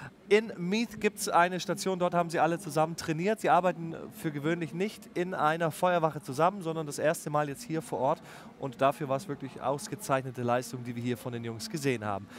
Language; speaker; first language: German; native; German